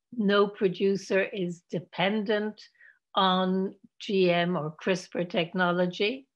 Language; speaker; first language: English; native; English